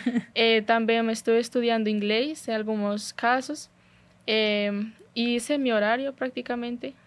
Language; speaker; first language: Portuguese; non-native, learner; Spanish